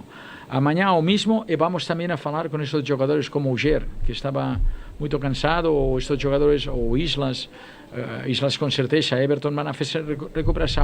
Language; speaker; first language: Portuguese; non-native, fluent; Spanish